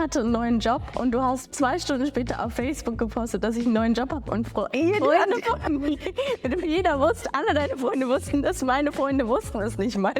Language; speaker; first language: German; early bilingual, other home language; Bangla